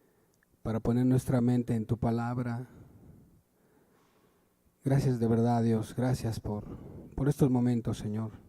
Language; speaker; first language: Spanish; native; Spanish